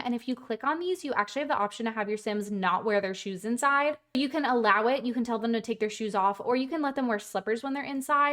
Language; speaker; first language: English; native; English